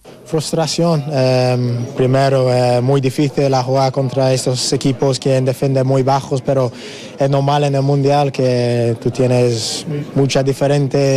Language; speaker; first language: Spanish; non-native, learner; English